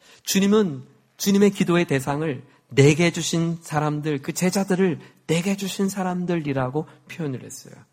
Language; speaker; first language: Korean; native; Korean